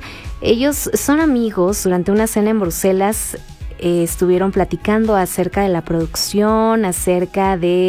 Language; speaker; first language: Spanish; native; Spanish